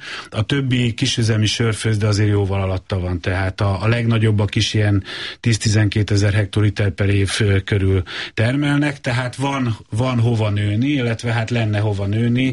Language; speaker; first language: Hungarian; native; Hungarian